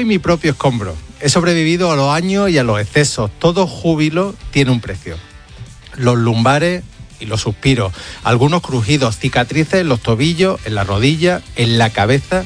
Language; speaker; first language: Spanish; native; Spanish